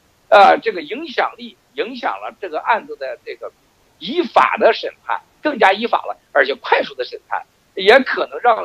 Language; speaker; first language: Chinese; native; Chinese